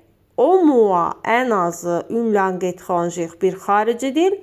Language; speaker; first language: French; non-native, fluent; Azerbaijani